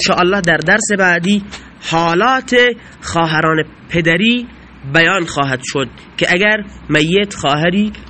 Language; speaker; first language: Persian; non-native, local second language; Baluchi